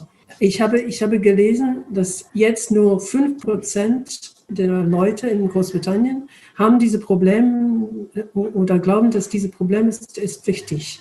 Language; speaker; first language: German; non-native, fluent; English